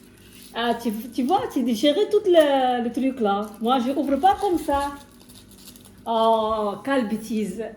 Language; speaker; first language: French; non-native, fluent; Arabic